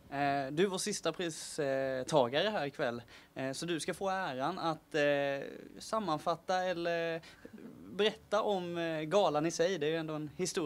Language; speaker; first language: Swedish; native; Swedish